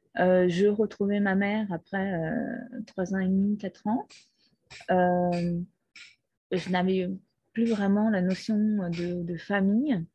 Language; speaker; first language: French; non-native, fluent; Portuguese